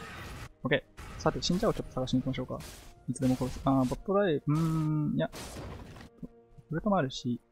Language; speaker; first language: Japanese; native; Japanese